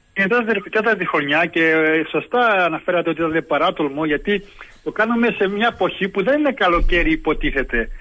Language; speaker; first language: Greek; early bilingual, heritage; Greek